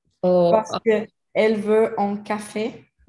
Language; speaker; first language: French; non-native, learner; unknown